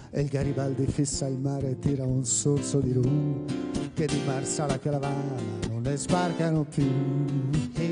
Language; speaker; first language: Italian; native; Italian